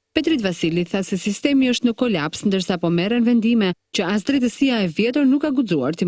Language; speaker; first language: Albanian; native; Albanian